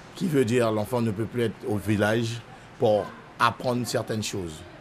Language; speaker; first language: French; native; French